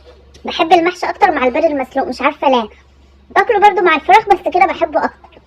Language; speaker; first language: Arabic; native; Arabic